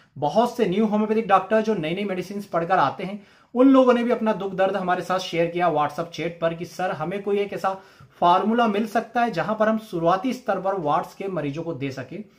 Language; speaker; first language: Hindi; native; Hindi